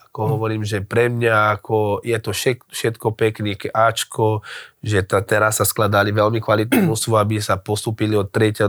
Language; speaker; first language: Slovak; non-native, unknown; Portuguese